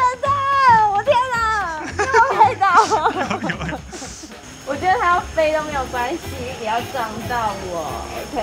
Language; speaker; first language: Chinese; native; Chinese